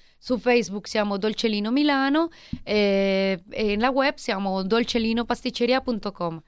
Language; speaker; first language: Italian; non-native, fluent; Spanish